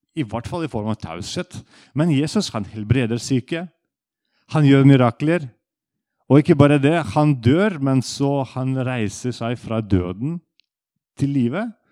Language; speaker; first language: Norwegian; non-native, fluent; Russian